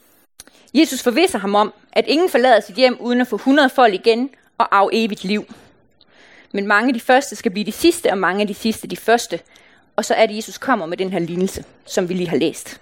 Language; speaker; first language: Danish; native; Danish